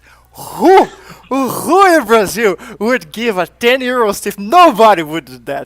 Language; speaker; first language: English; non-native, fluent; Portuguese